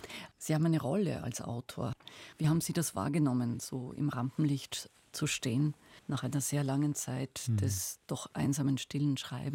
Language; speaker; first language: German; native; German